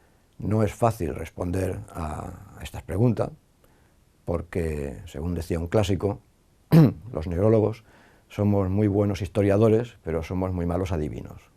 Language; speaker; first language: Spanish; native; Spanish